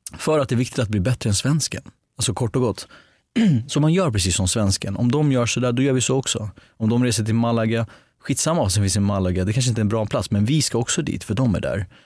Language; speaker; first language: Swedish; early bilingual, other home language; Armenian